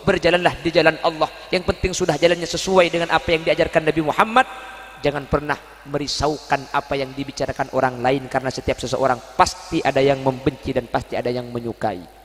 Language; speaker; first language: Indonesian; non-native, local second language; Madurese